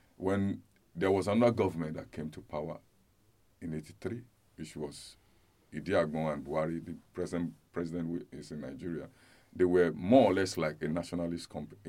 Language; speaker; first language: English; non-native, local second language; Yoruba